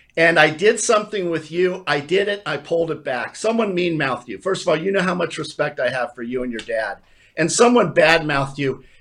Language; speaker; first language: English; native; English